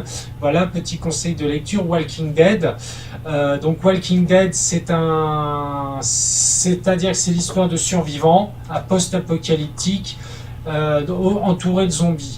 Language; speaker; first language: French; native; French